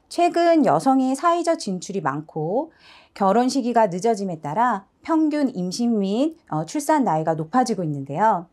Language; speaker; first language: Korean; native; Korean